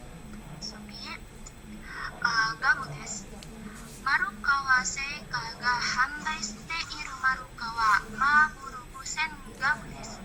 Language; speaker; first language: Japanese; non-native, learner; Indonesian